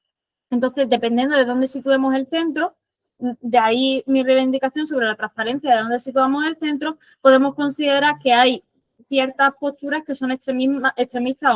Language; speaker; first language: Spanish; native; Spanish